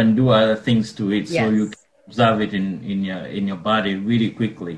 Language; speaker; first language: English; non-native, local second language; Ganda